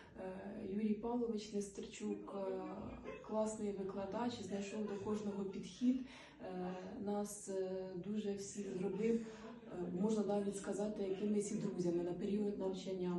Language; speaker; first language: Ukrainian; native; Ukrainian